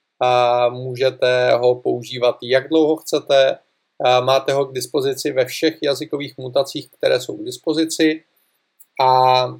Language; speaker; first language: Czech; native; Czech